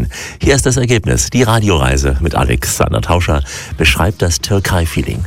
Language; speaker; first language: German; native; German